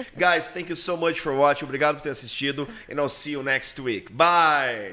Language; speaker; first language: English; non-native, fluent; Portuguese